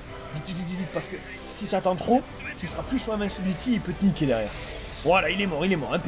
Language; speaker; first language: French; native; French